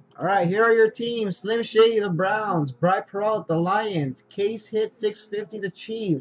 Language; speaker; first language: English; native; English